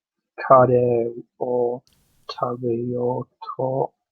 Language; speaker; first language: Japanese; non-native, learner; English